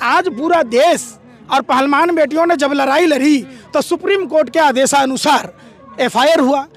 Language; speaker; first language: Hindi; native; Hindi